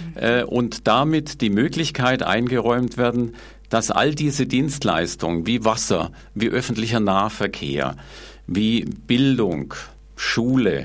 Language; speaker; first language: German; native; German